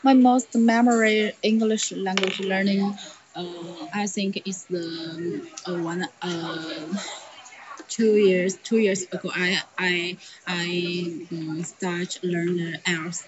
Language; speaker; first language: English; non-native, learner; Chinese